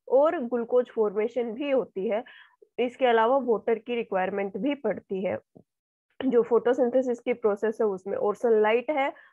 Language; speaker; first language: Hindi; native; Hindi